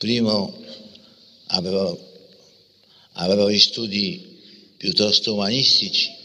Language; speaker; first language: Italian; non-native, fluent; Polish